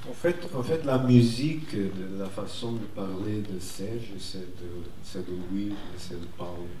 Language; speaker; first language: French; non-native, fluent; Portuguese